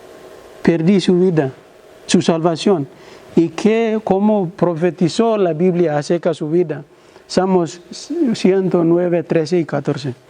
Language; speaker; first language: Spanish; non-native, learner; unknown